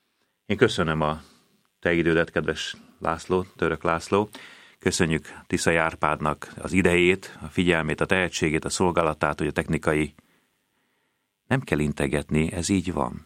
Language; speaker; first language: Hungarian; native; Hungarian